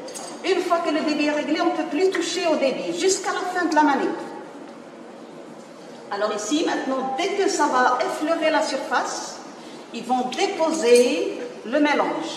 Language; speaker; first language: French; non-native, local second language; Arabic